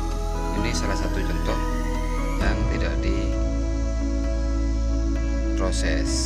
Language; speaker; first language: Indonesian; native; Indonesian